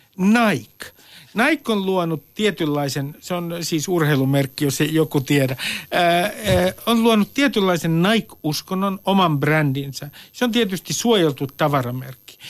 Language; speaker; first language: Finnish; native; Finnish